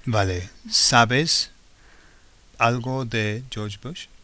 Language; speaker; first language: Spanish; non-native, fluent; English